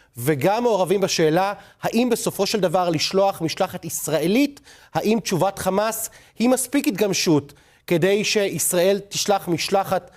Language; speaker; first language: Hebrew; native; Hebrew